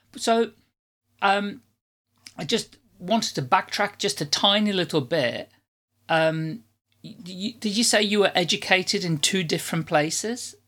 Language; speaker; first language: English; non-native, fluent; Dutch